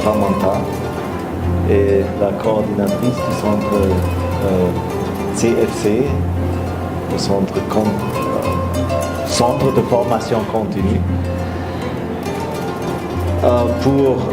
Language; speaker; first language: French; non-native, fluent; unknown